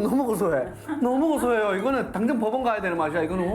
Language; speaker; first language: Korean; native; Korean